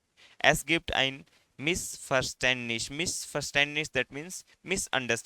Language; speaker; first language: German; non-native, fluent; Hindi